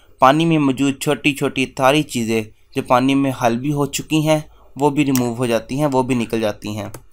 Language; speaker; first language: Urdu; native; Urdu